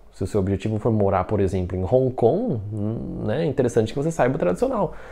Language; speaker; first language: Portuguese; non-native, fluent; Chinese